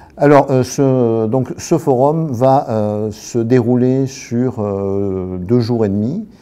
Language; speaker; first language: French; native; French